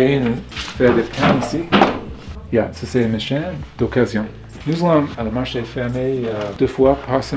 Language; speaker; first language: French; non-native, learner; English